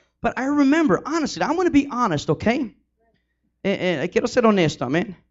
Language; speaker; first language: English; early bilingual, other home language; Spanish